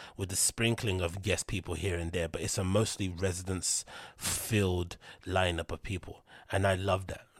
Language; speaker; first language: English; native; English